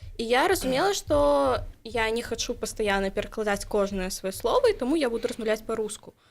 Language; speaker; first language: Belarusian; native; Belarusian